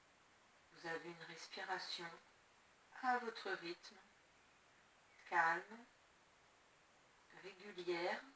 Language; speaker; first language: French; native; French